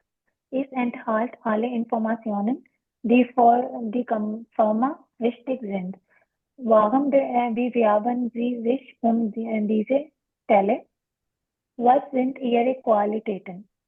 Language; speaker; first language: German; non-native, learner; Urdu